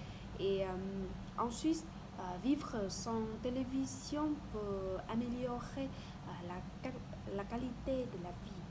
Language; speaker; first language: French; non-native, learner; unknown